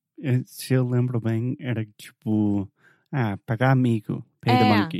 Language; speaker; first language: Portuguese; non-native, fluent; English